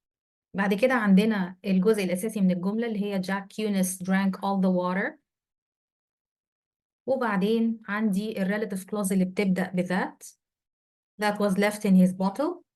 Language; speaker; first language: Arabic; native; Arabic